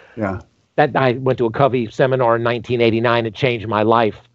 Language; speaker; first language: English; native; English